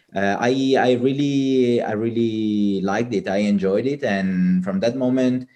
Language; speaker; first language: English; non-native, fluent; Italian